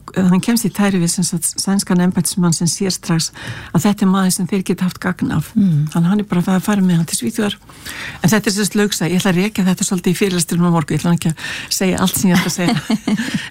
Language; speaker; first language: Icelandic; native; Icelandic